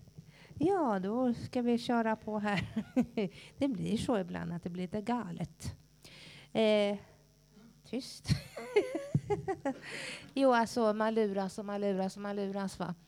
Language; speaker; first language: Swedish; native; Swedish